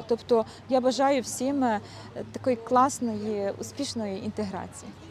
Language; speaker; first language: Ukrainian; native; Ukrainian